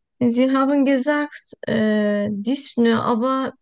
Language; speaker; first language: German; non-native, learner; Turkish